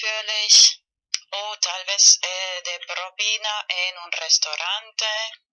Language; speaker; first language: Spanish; non-native, fluent; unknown